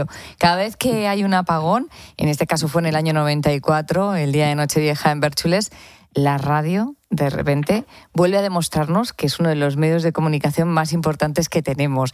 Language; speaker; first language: Spanish; native; Spanish